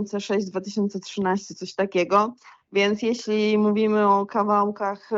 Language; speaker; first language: Polish; native; Polish